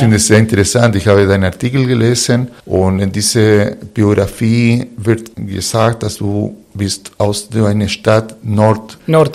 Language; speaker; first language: German; non-native, fluent; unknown